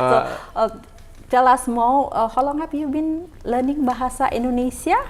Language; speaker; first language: English; non-native, fluent; Indonesian